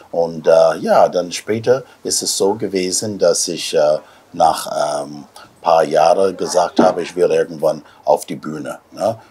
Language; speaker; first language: German; non-native, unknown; English